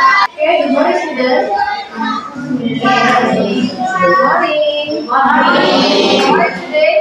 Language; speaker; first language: English; non-native, learner; Indonesian